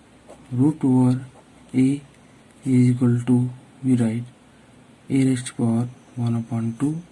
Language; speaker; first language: English; non-native, local second language; Hindi